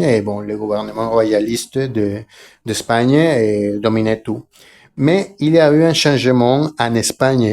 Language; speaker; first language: French; non-native, fluent; Spanish